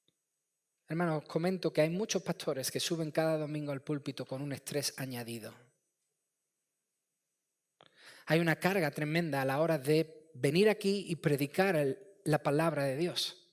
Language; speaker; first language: Spanish; native; Spanish